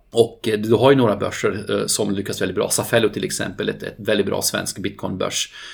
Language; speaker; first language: Swedish; non-native, fluent; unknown